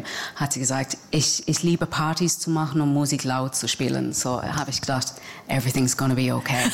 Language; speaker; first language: German; non-native, learner; English